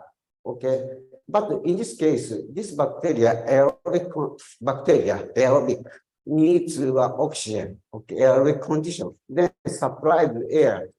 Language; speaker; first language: English; non-native, learner; Japanese